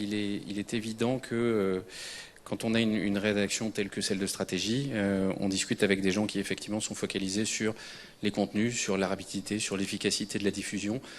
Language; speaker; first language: French; native; French